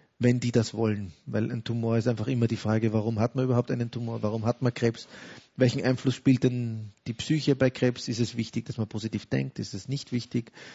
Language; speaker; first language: German; native; German